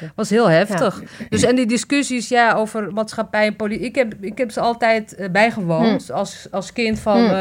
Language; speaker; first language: Dutch; early bilingual, other home language; Riffian